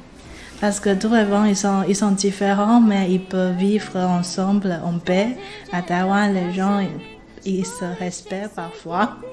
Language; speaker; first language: French; non-native, fluent; Chinese